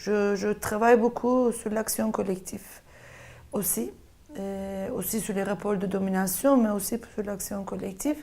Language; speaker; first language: French; non-native, fluent; Turkish